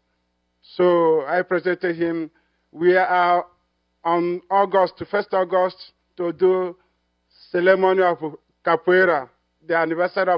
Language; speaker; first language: English; non-native, local second language; Igbo